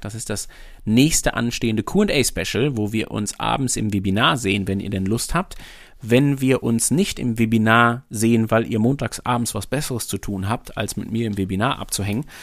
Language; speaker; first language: German; native; German